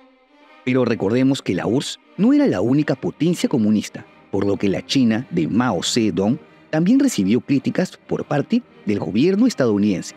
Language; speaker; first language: Spanish; native; Spanish